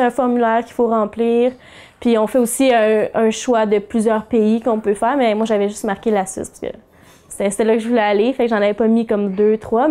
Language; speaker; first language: French; native; French